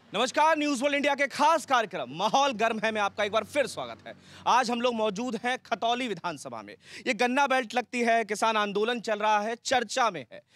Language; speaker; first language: Hindi; native; Hindi